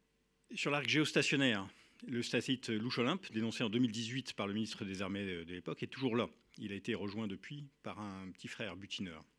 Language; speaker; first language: French; native; French